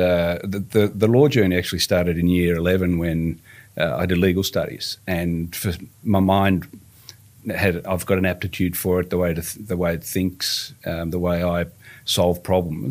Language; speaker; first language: English; native; English